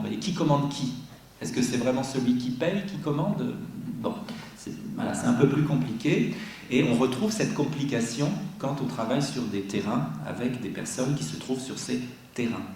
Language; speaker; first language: French; native; French